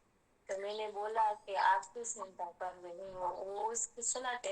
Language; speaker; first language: Hindi; native; Hindi